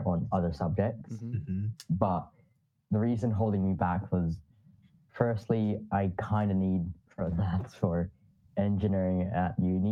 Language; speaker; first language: English; non-native, local second language; Cantonese